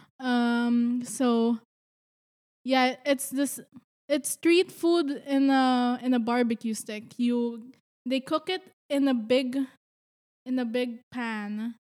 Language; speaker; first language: English; non-native, local second language; Filipino